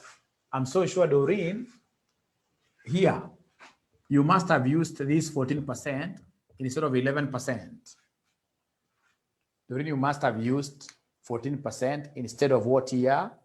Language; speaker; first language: English; non-native, local second language; Swahili